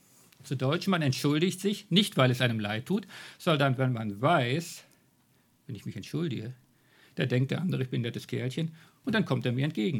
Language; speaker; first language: German; native; German